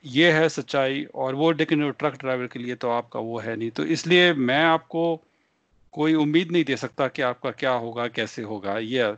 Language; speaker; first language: Hindi; non-native, local second language; Punjabi